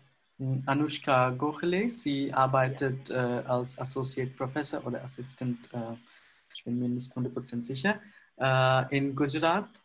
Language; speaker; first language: German; non-native, fluent; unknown